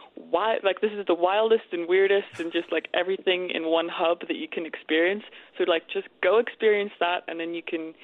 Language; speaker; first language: English; native; English